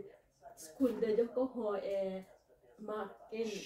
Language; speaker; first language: Swedish; non-native, learner; Thai